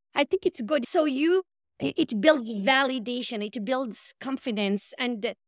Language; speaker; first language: English; non-native, fluent; Arabic